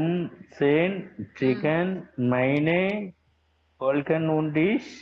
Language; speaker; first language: German; non-native, learner; Tamil